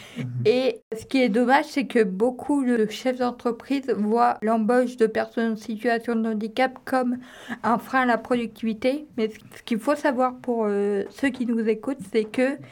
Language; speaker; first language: French; native; French